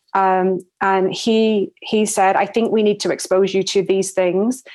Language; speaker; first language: English; native; English